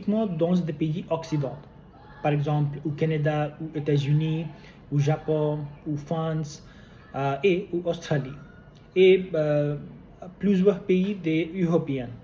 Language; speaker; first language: French; non-native, learner; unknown